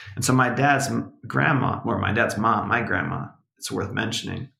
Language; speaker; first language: English; early bilingual, other home language; Portuguese